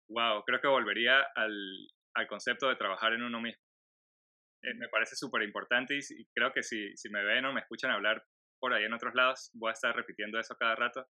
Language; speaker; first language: Spanish; native; Spanish